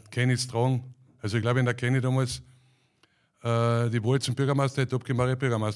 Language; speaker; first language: German; native; German